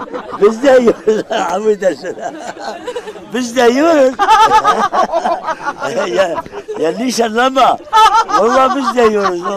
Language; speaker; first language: Turkish; non-native, local second language; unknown